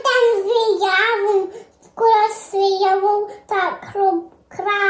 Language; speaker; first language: Lithuanian; early bilingual, heritage; Lithuanian